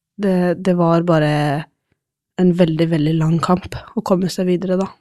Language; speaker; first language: Norwegian; non-native, fluent; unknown